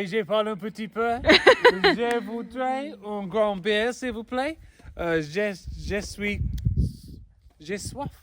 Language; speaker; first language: French; non-native, learner; English